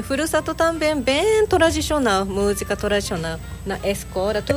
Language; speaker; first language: Portuguese; non-native, learner; Japanese